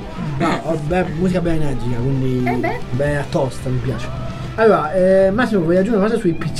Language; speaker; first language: Italian; native; Italian